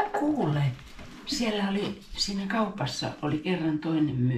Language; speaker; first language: Finnish; native; Finnish